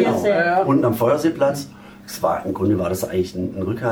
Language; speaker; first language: German; native; German